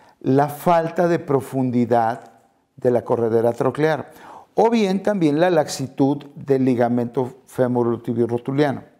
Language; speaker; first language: Spanish; native; Spanish